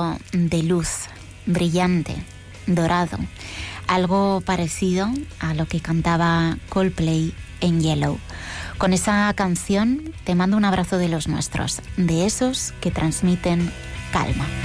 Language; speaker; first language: Spanish; native; Spanish